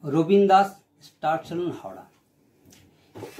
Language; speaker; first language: Hindi; non-native, local second language; Bangla